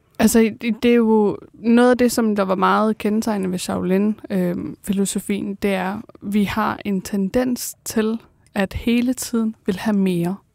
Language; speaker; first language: Danish; early bilingual, other home language; Persian